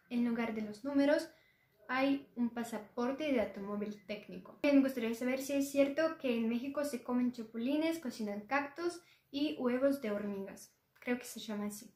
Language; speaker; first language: Spanish; non-native, learner; Russian